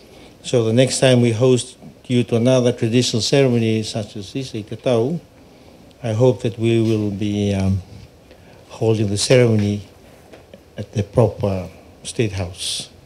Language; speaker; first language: English; non-native, local second language; Fijian